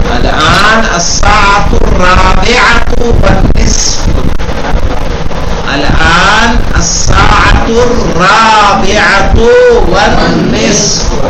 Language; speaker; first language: Arabic; non-native, fluent; Urdu